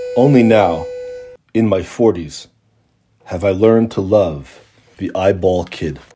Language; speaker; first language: English; native; English